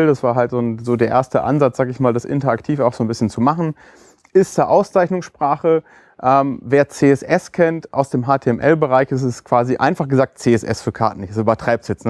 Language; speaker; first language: German; native; German